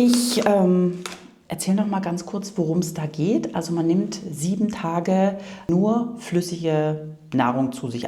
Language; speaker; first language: German; native; German